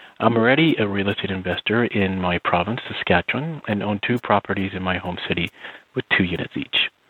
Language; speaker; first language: English; native; English